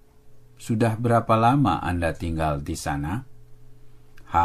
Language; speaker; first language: Indonesian; non-native, fluent; Dutch